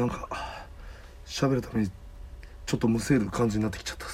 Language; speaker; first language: Japanese; native; Japanese